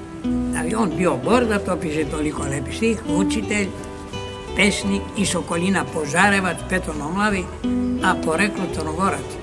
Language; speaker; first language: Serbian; early bilingual, heritage; Greek